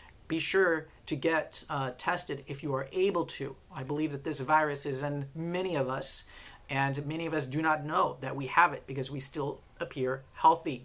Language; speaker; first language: English; native; English